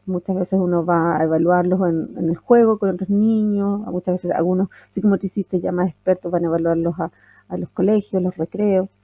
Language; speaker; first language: Spanish; native; Spanish